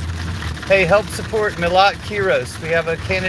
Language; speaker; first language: English; native; English